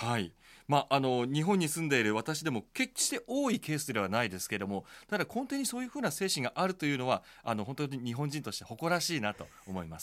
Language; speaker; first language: Japanese; native; Japanese